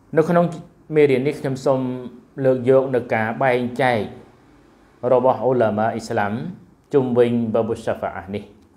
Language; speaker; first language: Khmer; non-native, local second language; Western Cham